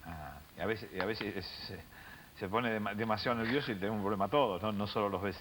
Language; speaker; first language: Spanish; native; Spanish